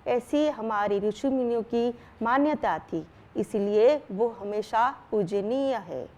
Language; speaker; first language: Hindi; non-native, local second language; Gujarati